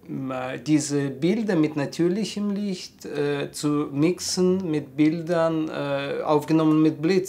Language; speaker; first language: German; non-native, fluent; Russian